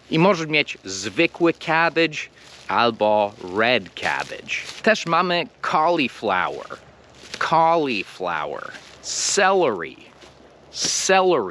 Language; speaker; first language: Polish; non-native, fluent; English